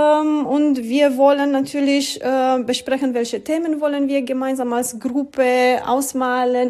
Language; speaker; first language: German; non-native, learner; Romanian